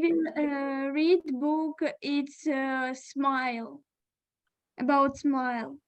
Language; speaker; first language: English; non-native, learner; Ukrainian